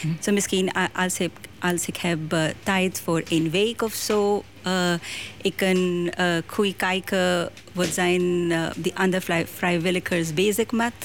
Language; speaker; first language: Dutch; non-native, learner; Hindi